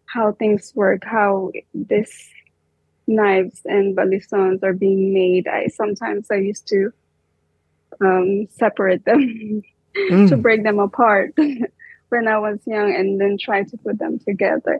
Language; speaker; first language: English; non-native, local second language; Filipino